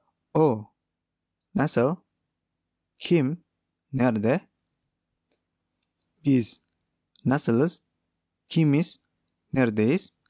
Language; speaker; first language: Turkish; non-native, fluent; Indonesian